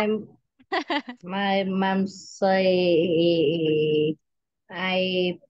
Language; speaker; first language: English; non-native, learner; Vietnamese